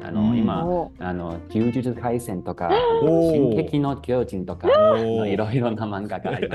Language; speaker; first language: Japanese; non-native, learner; Chinese